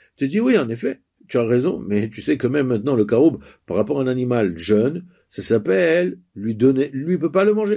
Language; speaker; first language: French; native; French